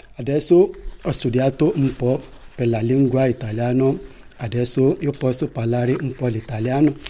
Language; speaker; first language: Italian; non-native, learner; Yoruba